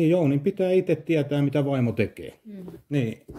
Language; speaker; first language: Finnish; native; Finnish